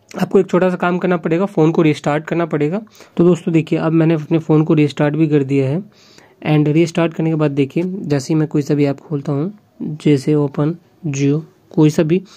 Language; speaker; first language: Hindi; native; Hindi